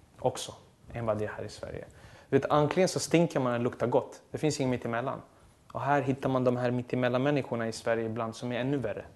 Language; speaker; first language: Swedish; early bilingual, other home language; Serbian